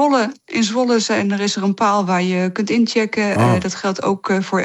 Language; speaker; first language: Dutch; native; Dutch